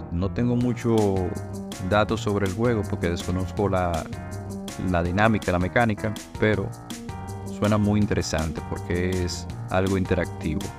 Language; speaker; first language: Spanish; native; Spanish